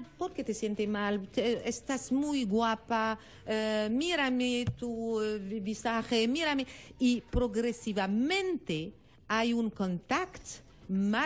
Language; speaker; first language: Spanish; non-native, learner; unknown